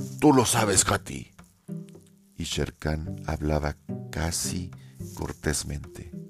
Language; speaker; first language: Spanish; native; Spanish